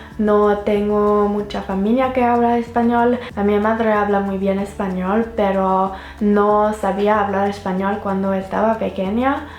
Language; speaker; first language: Spanish; non-native, learner; French